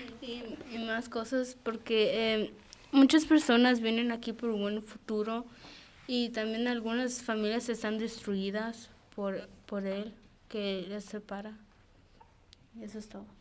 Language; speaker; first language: Spanish; early bilingual, heritage; Spanish